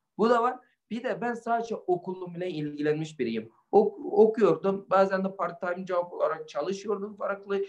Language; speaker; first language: Turkish; non-native, fluent; Uyghur